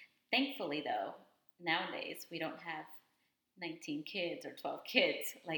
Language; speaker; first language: English; early bilingual, other home language; Spanish